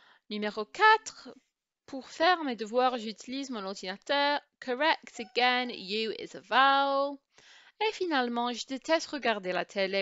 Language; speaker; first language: French; non-native, fluent; English